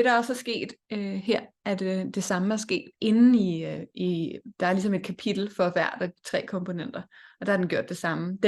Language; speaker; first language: Danish; native; Danish